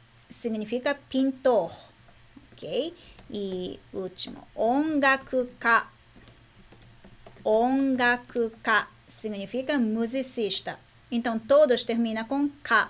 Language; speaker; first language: Portuguese; non-native, fluent; Japanese